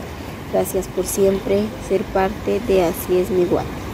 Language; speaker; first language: Spanish; native; Spanish